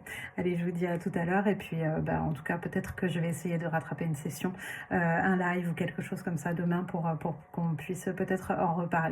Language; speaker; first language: French; native; French